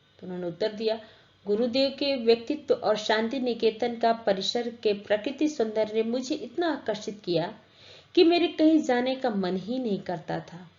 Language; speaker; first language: Hindi; native; Hindi